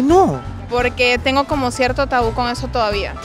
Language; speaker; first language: Spanish; native; Spanish